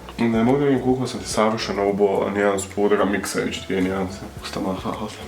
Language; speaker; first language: Bosnian; native; Bosnian